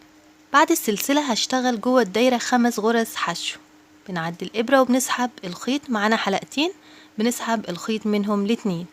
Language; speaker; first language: Arabic; native; Arabic